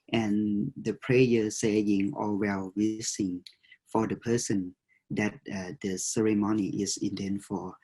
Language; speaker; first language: English; non-native, fluent; Lao